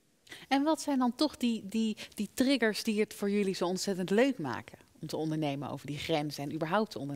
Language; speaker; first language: Dutch; native; Dutch